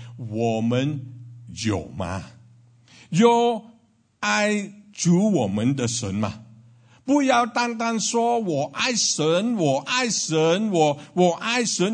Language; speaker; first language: Chinese; non-native, learner; Cantonese